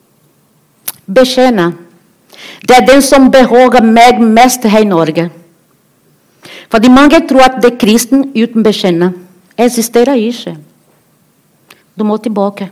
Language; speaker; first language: Norwegian; non-native, learner; Portuguese